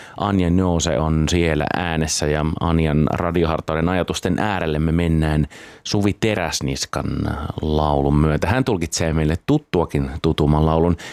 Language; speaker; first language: Finnish; native; Finnish